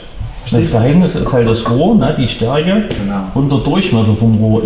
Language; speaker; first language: German; native; German